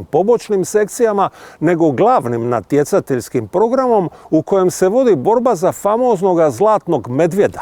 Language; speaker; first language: Bosnian; native; Bosnian